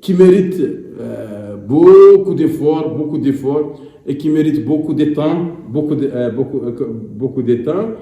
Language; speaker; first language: French; non-native, local second language; Arabic